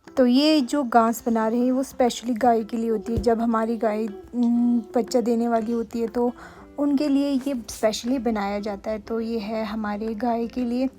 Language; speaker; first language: Hindi; non-native, local second language; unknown